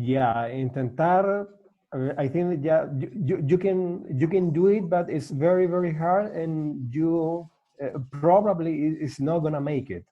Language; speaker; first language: English; non-native, learner; Spanish